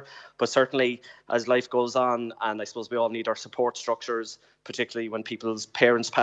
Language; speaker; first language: English; native; English